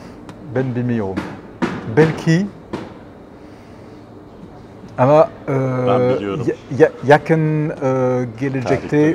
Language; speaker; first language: Turkish; non-native, learner; French